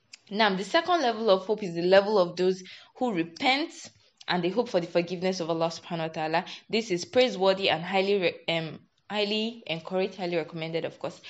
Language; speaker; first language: English; non-native, local second language; Yoruba